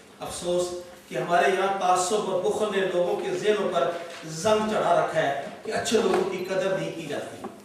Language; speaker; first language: Urdu; non-native, local second language; Punjabi